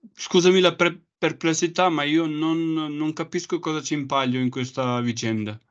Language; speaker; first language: Italian; non-native, fluent; Macedonian